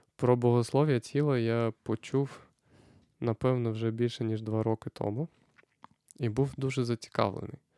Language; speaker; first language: Ukrainian; non-native, fluent; Lithuanian